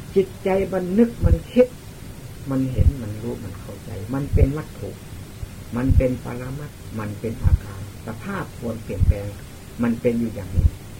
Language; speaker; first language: Thai; non-native, local second language; Lao